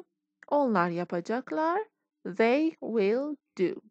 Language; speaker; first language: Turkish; non-native, fluent; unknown